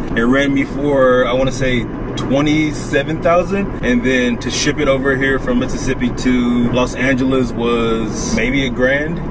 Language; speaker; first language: English; native; English